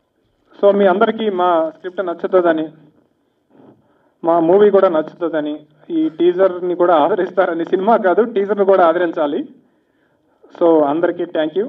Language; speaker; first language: Telugu; native; Telugu